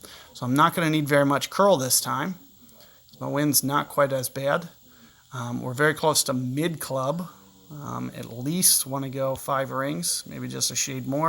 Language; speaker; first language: English; native; English